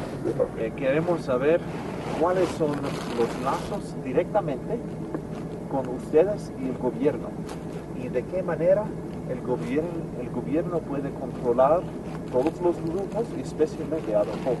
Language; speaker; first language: Spanish; non-native, learner; English